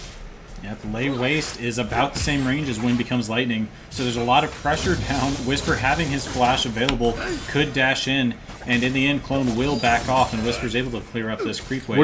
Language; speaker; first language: English; native; English